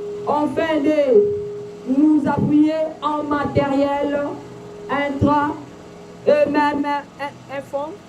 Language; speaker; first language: French; non-native, local second language; Lingala